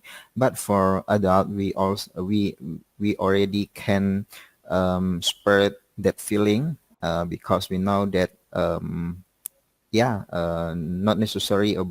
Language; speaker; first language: English; non-native, learner; Indonesian